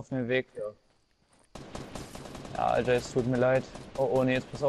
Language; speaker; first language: German; native; German